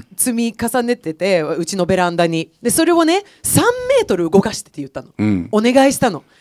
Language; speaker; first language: Japanese; non-native, fluent; Swedish